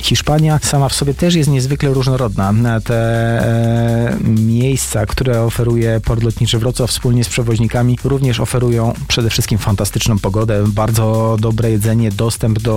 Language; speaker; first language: Polish; native; Polish